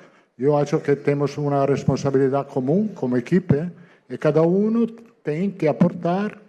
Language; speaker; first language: Portuguese; non-native, fluent; Italian